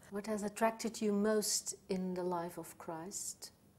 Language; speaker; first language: English; non-native, fluent; Dutch